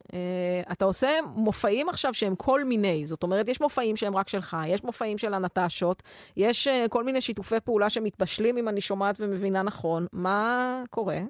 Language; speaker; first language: Hebrew; native; Hebrew